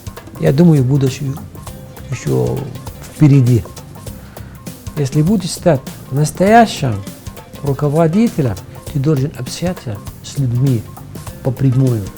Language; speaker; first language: Russian; non-native, fluent; Arabic